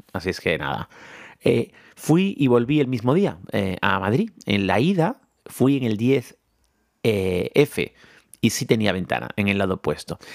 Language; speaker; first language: Spanish; native; Spanish